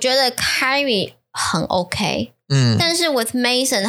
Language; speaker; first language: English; non-native, fluent; Chinese